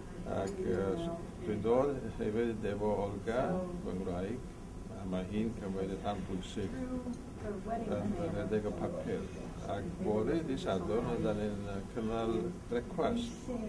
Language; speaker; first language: Welsh; non-native, fluent; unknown